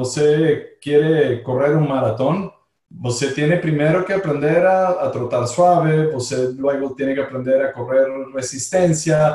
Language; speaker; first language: Portuguese; non-native, fluent; Spanish